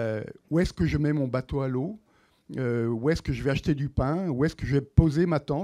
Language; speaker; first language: French; native; French